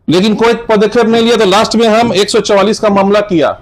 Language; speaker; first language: Hindi; non-native, local second language; Bangla